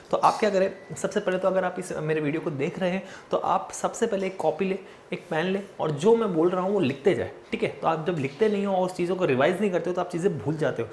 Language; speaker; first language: Hindi; native; Hindi